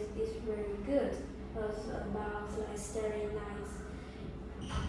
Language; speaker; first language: English; non-native, learner; Vietnamese